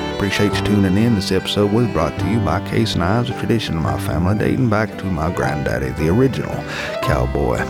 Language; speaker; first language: English; native; English